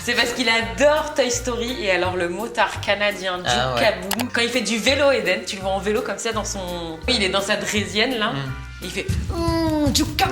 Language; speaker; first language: French; native; French